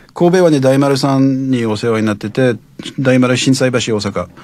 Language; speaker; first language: Japanese; non-native, fluent; French